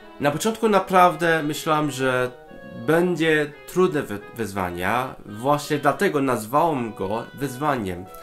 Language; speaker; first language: Polish; non-native, fluent; Cantonese